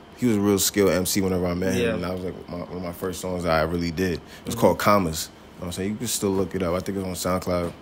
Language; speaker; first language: English; native; English